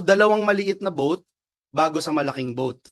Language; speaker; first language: Filipino; native; Filipino